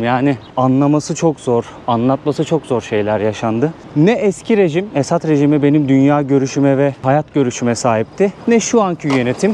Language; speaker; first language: Turkish; native; Turkish